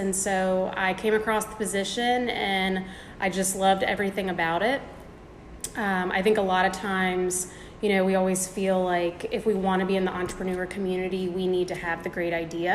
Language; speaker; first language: English; native; English